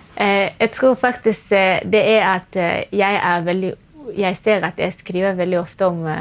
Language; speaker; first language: Norwegian; non-native, fluent; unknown